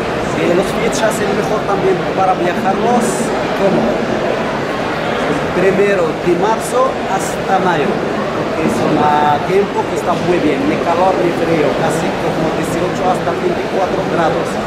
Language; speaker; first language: Spanish; non-native, learner; Arabic